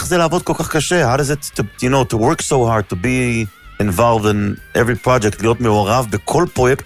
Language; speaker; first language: Hebrew; native; Hebrew